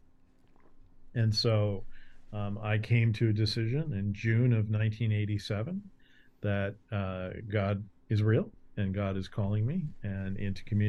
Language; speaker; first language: English; native; English